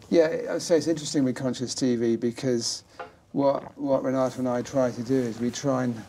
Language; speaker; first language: English; native; English